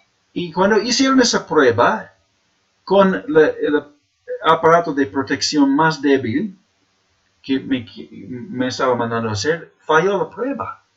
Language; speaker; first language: Spanish; non-native, fluent; English